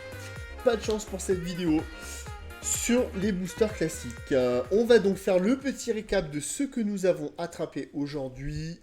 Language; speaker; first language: French; native; French